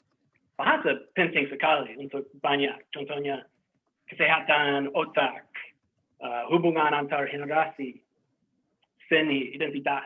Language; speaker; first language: Indonesian; non-native, fluent; English